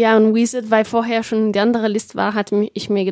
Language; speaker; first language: German; non-native, fluent; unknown